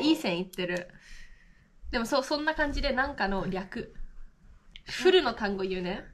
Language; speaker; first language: Japanese; native; Japanese